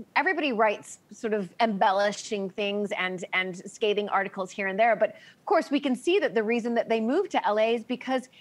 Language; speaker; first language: English; native; English